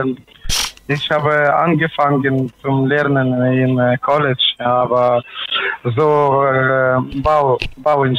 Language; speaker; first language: German; non-native, learner; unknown